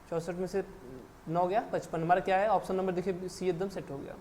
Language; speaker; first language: Hindi; native; Hindi